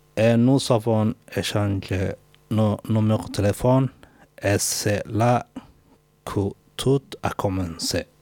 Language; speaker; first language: French; non-native, learner; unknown